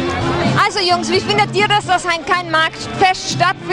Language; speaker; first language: German; native; German